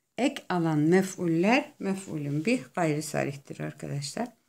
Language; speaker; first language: Turkish; native; Turkish